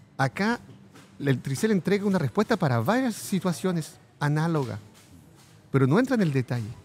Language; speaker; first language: Spanish; non-native, fluent; French